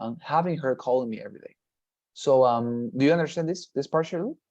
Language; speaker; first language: English; non-native, fluent; Spanish